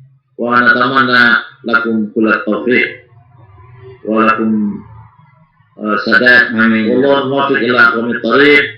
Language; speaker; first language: Arabic; non-native, fluent; Indonesian